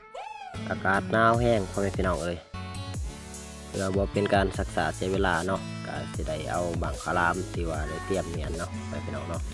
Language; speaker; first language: Thai; non-native, local second language; Lao